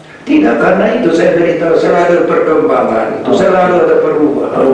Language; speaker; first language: Indonesian; non-native, fluent; Hungarian